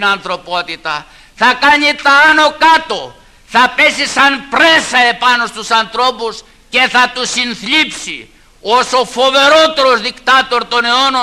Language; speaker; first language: Greek; native; Greek